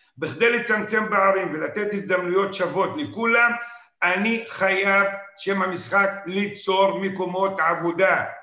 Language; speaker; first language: Hebrew; non-native, local second language; Arabic